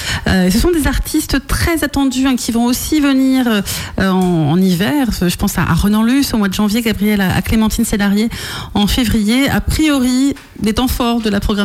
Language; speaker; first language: French; native; French